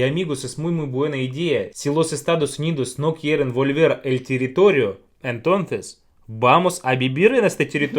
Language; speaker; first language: Spanish; non-native, learner; Russian